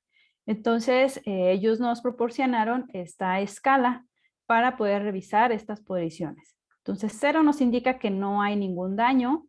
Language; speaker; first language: Spanish; native; Spanish